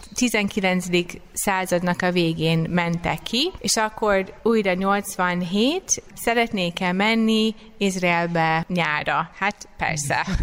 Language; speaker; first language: Hungarian; non-native, fluent; English